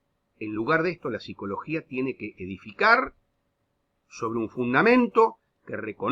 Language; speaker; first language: Spanish; native; Spanish